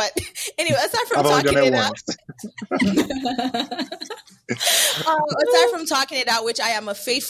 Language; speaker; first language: English; non-native, fluent; French